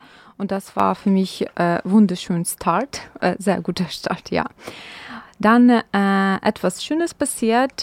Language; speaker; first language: German; non-native, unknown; Ukrainian